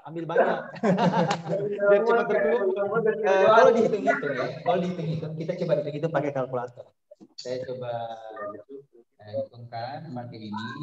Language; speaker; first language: Indonesian; native; Indonesian